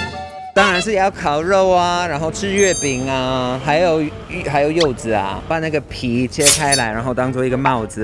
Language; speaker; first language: Chinese; non-native, fluent; English